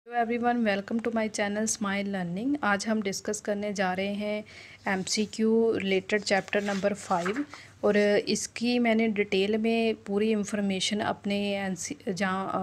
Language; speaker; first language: Hindi; non-native, local second language; Punjabi